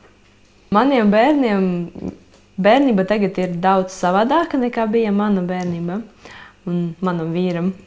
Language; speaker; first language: Latvian; non-native, local second language; Russian